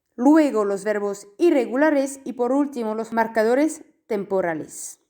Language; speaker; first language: Spanish; non-native, fluent; French